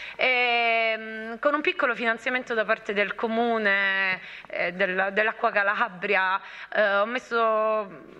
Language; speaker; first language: Italian; native; Italian